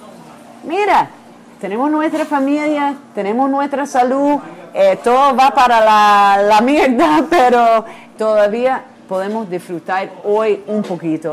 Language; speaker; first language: Spanish; non-native, fluent; English